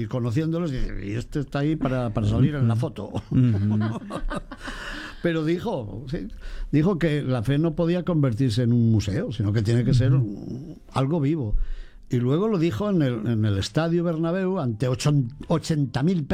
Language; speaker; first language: Spanish; native; Spanish